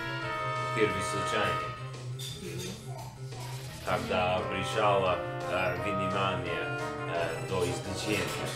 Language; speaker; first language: Russian; non-native, learner; English